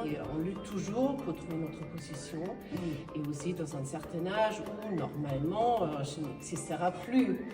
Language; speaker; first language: French; non-native, fluent; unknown